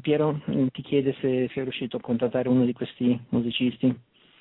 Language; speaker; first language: Italian; native; Italian